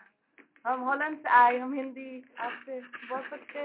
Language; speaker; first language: English; non-native, fluent; Dutch